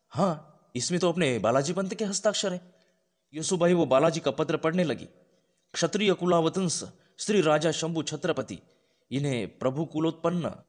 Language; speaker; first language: Hindi; non-native, local second language; Marathi